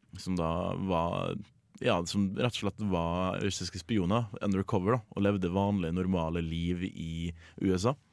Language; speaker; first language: Norwegian; native; Norwegian